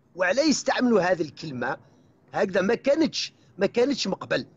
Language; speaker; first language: Arabic; non-native, local second language; Kabyle